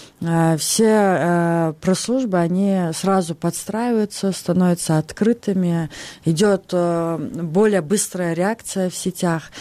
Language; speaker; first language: Russian; non-native, local second language; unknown